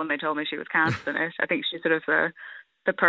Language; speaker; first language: English; native; English